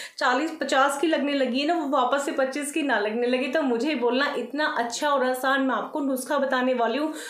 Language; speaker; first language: Hindi; native; Hindi